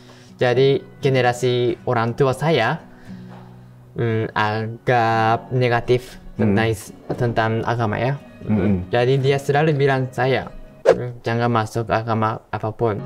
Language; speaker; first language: Indonesian; non-native, fluent; Japanese